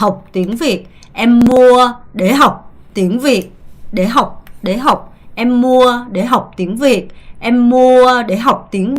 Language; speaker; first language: Vietnamese; non-native, fluent; Korean